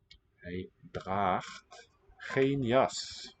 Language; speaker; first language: Dutch; non-native, learner; English